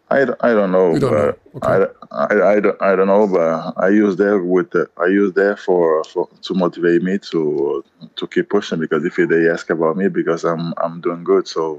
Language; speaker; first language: English; non-native, learner; Kabuverdianu